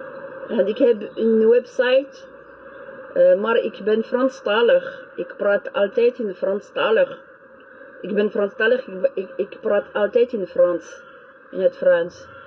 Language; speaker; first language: Dutch; non-native, learner; French